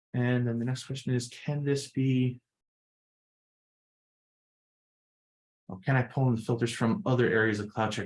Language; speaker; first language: English; native; English